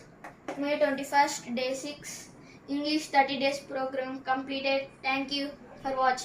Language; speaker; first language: English; non-native, local second language; Telugu